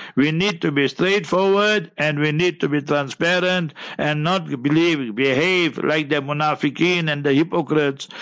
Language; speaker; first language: English; early bilingual, other home language; Urdu